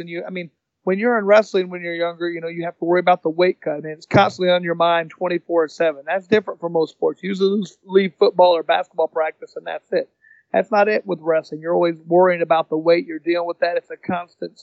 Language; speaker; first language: English; native; English